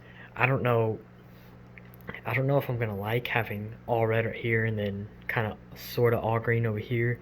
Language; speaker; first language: English; native; English